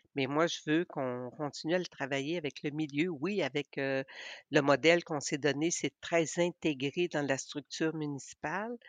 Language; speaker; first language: French; native; French